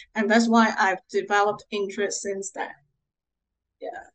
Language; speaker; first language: English; non-native, local second language; Cantonese